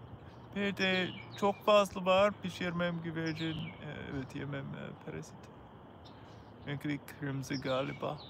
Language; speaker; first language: Turkish; non-native, learner; English